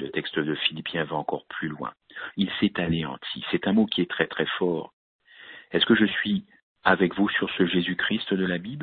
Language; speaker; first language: French; native; French